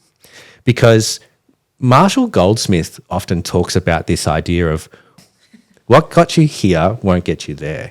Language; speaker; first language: English; native; English